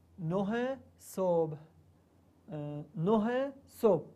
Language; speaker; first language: Persian; non-native, learner; Arabic